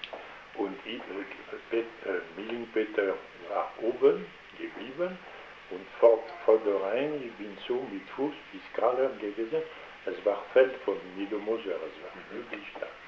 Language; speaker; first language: German; non-native, learner; French